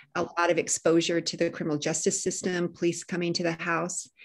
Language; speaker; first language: English; native; English